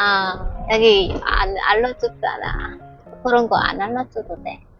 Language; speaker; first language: Korean; non-native, learner; Vietnamese